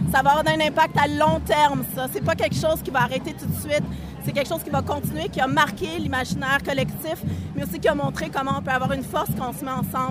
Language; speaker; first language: French; native; French